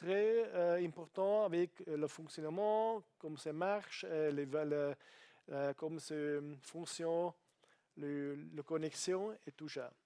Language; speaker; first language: French; non-native, learner; Italian